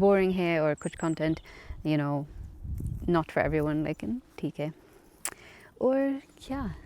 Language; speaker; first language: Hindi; non-native, learner; English